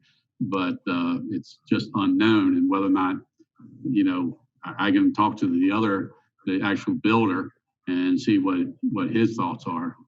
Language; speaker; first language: English; native; English